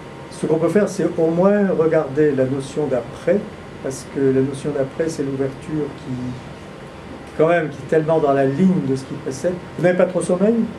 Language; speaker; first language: French; native; French